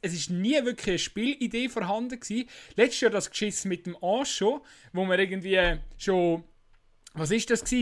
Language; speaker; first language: German; native; German